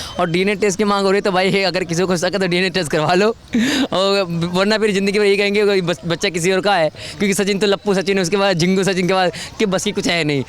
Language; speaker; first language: Hindi; native; Hindi